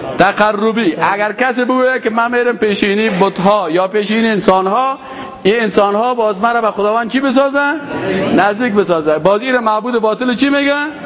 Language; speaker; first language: Persian; native; Persian